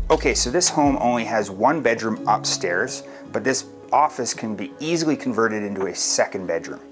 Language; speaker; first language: English; native; English